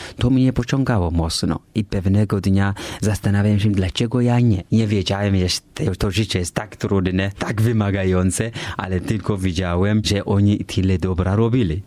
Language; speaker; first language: Polish; non-native, learner; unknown